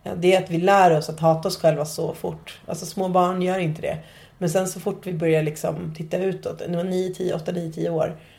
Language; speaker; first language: Swedish; native; Swedish